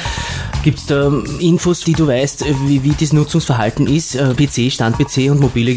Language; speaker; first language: German; native; German